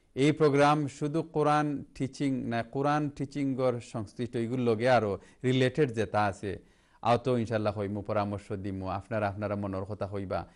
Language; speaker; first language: Bangla; native; Bangla